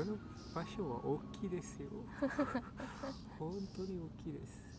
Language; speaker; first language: Japanese; non-native, learner; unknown